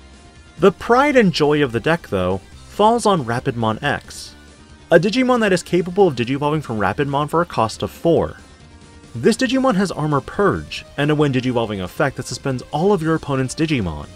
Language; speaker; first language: English; native; English